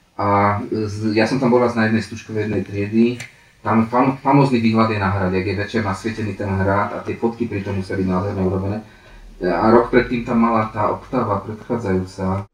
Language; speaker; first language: Slovak; non-native, local second language; Hungarian